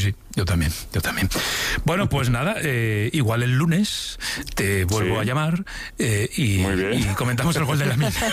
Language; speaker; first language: Spanish; native; Spanish